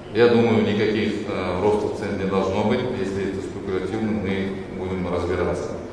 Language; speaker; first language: Russian; non-native, local second language; Kazakh